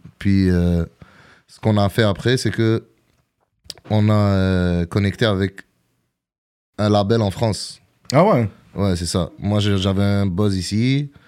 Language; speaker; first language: French; early bilingual, other home language; Arabic